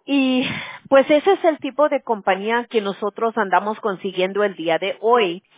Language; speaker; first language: Spanish; early bilingual, heritage; English